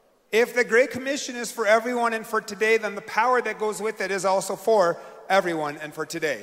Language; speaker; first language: English; native; English